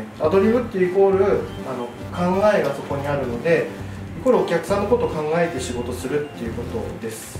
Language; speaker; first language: Japanese; native; Japanese